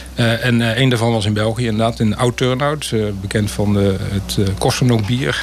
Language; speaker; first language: Dutch; native; Dutch